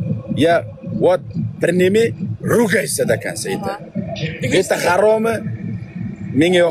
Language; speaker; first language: Russian; non-native, local second language; Uzbek